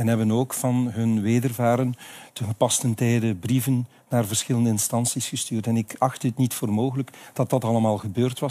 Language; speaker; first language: Dutch; native; Dutch